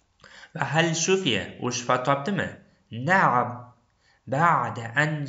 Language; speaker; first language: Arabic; non-native, fluent; Uzbek